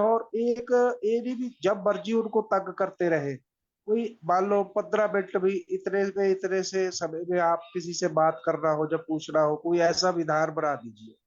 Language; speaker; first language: Hindi; non-native, local second language; Punjabi